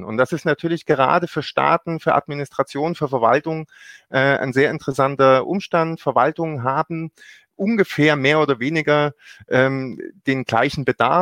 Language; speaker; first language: German; native; German